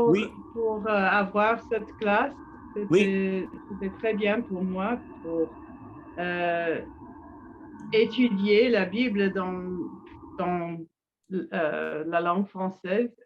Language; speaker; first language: French; non-native, learner; English